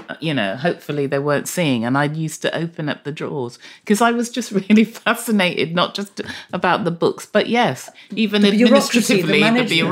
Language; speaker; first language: English; native; English